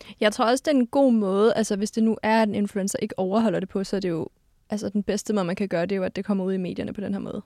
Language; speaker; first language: Danish; native; Danish